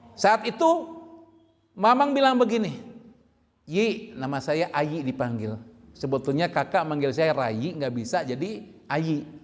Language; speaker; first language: Indonesian; native; Indonesian